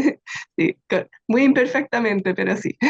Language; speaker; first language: Spanish; non-native, fluent; English